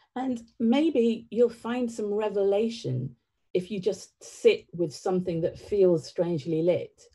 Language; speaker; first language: English; native; English